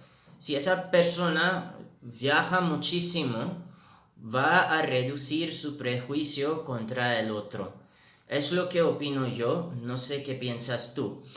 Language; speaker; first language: Spanish; non-native, fluent; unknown